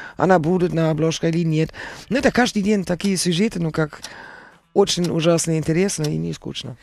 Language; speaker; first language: Russian; non-native, learner; German